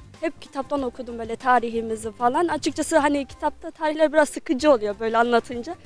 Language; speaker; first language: Turkish; early bilingual, heritage; Turkish